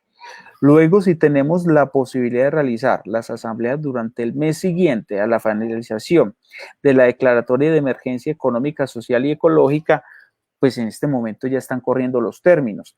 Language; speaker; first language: Spanish; native; Spanish